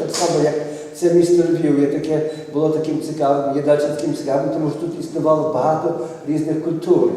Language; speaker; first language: Ukrainian; early bilingual, heritage; Ukrainian